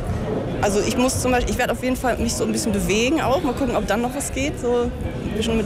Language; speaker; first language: German; native; German